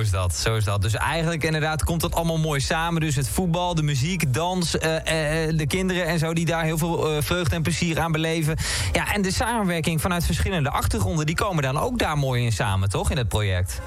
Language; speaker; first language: Dutch; native; Dutch